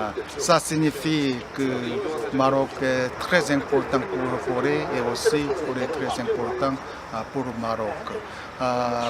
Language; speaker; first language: French; non-native, learner; Korean